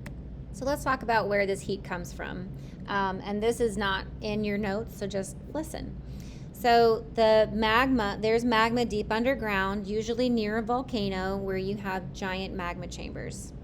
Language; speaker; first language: English; native; English